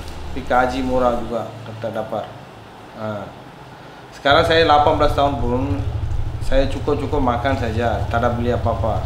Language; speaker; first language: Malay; non-native, learner; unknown